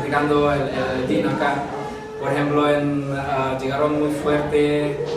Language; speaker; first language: Spanish; non-native, fluent; Javanese